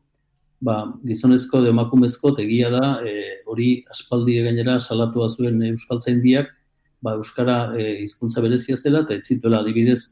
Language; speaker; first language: Basque; native; Basque